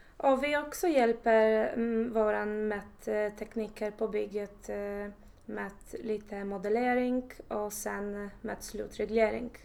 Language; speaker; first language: Swedish; non-native, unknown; Polish